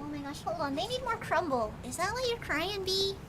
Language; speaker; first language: English; native; English